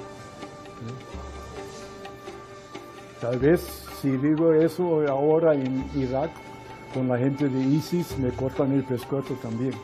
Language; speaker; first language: Spanish; non-native, fluent; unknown